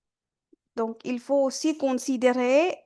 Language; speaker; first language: French; non-native, fluent; Hindi